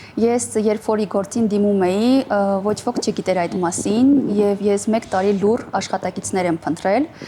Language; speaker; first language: Armenian; native; Armenian